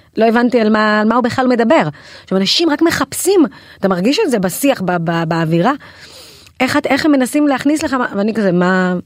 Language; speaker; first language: Hebrew; native; Hebrew